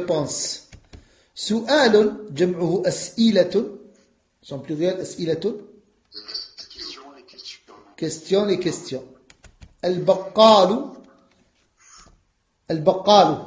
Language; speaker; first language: Arabic; non-native, fluent; French